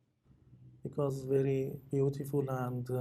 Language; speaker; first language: English; non-native, learner; Persian